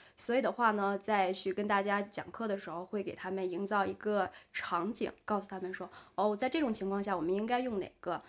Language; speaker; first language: Chinese; native; Chinese